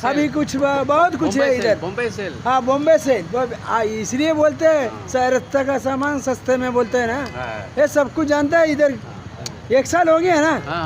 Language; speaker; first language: Hindi; non-native, local second language; Malayalam